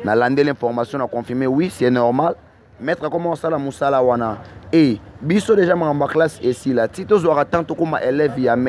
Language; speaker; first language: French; non-native, local second language; Lingala